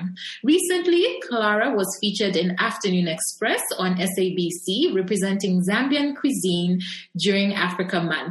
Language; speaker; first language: English; non-native, local second language; Bemba